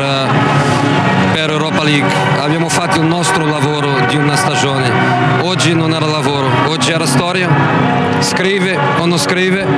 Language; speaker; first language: Italian; non-native, fluent; Portuguese